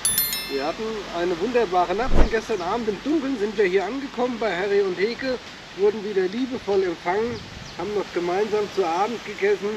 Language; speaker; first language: German; native; German